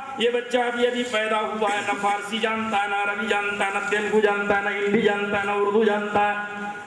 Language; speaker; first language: Urdu; native; Urdu